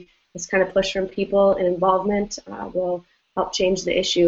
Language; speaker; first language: English; native; English